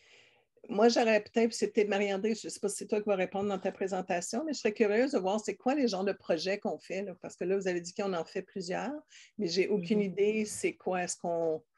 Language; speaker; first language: French; native; French